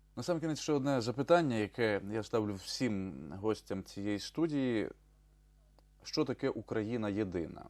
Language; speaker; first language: Ukrainian; native; Ukrainian